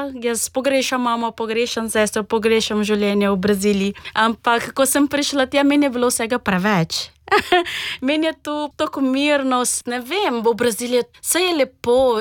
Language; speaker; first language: Slovenian; non-native, fluent; Portuguese